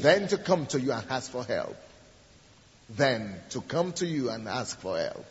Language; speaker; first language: English; non-native, local second language; Yoruba